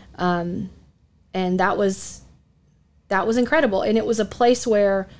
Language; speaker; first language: English; native; English